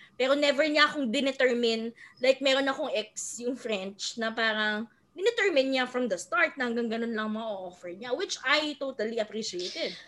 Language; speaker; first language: Filipino; native; Filipino